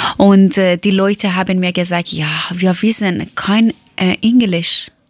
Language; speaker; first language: German; non-native, learner; Persian